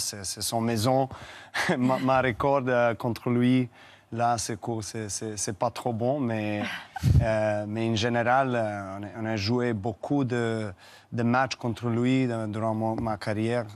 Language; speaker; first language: French; non-native, learner; Serbian